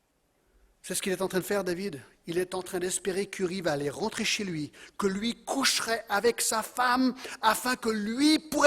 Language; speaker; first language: French; non-native, fluent; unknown